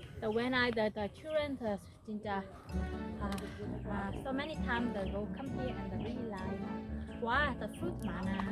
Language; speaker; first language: English; non-native, learner; Vietnamese